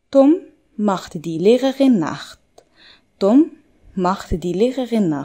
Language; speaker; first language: German; non-native, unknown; Arabic